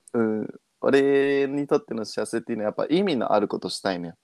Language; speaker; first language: Japanese; early bilingual, heritage; Japanese